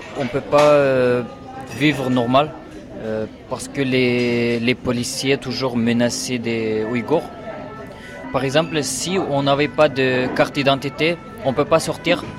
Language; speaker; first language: French; non-native, learner; Uyghur